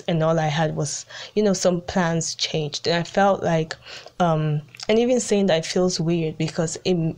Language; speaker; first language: English; early bilingual, other home language; Italian